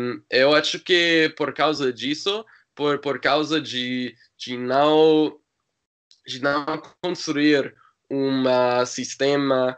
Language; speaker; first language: Portuguese; non-native, learner; English